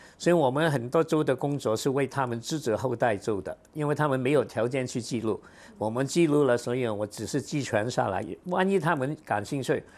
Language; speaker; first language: Chinese; non-native, local second language; Cantonese